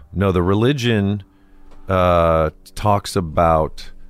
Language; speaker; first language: English; native; English